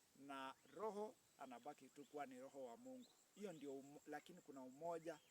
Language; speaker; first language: Swahili; non-native, local second language; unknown